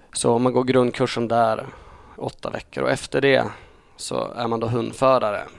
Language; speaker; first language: Swedish; native; Swedish